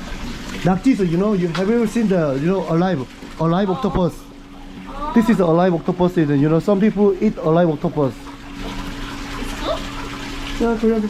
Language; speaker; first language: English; non-native, learner; Korean